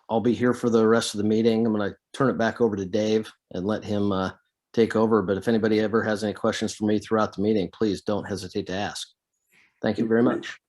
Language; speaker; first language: English; native; English